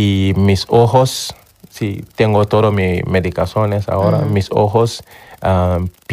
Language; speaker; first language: Spanish; non-native, learner; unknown